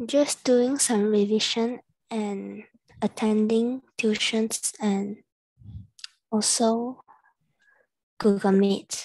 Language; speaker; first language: English; non-native, learner; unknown